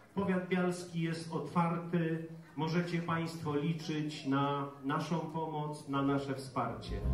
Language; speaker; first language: Polish; native; Polish